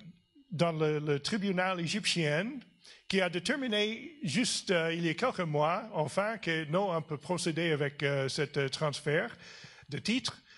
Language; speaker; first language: French; non-native, fluent; English